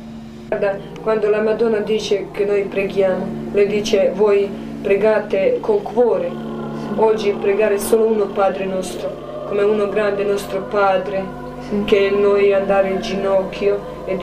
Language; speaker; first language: Italian; non-native, learner; Croatian